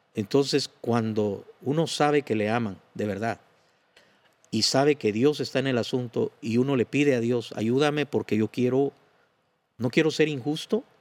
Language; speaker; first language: Spanish; native; Spanish